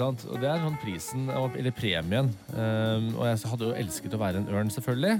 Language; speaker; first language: Norwegian; native; Norwegian